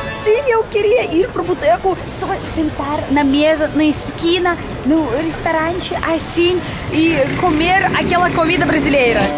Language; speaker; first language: Portuguese; non-native, learner; Russian